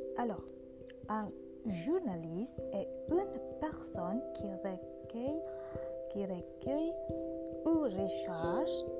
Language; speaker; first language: French; non-native, learner; Indonesian